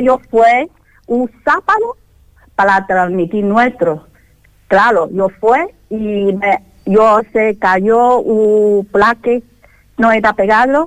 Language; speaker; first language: Spanish; non-native, learner; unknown